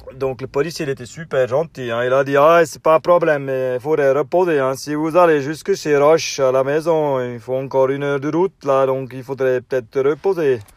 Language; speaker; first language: French; native; French